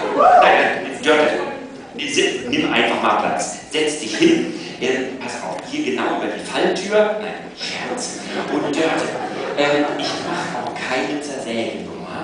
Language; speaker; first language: German; native; German